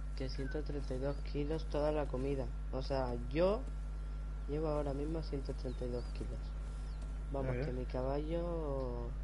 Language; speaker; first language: Spanish; native; Spanish